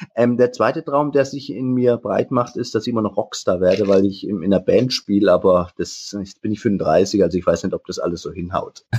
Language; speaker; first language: German; native; German